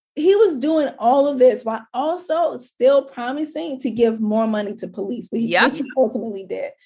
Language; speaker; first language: English; native; English